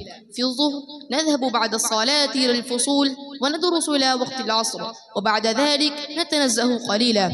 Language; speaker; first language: Arabic; non-native, learner; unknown